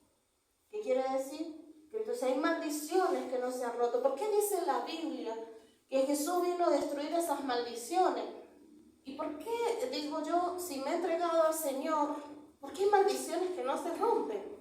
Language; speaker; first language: Spanish; native; Spanish